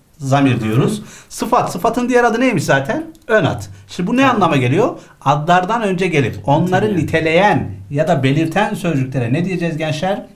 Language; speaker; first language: Turkish; native; Turkish